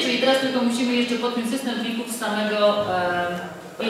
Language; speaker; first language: Polish; native; Polish